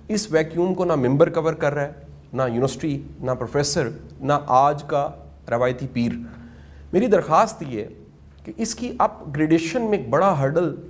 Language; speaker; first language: Urdu; native; Urdu